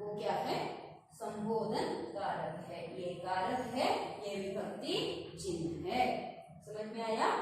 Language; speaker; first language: Hindi; non-native, local second language; Kannada